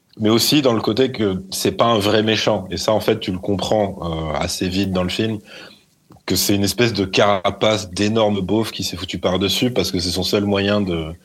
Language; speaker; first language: French; native; French